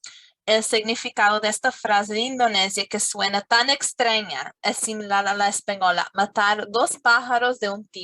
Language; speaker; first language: Spanish; non-native, fluent; English